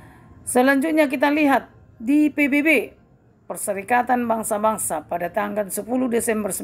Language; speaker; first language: Indonesian; native; Indonesian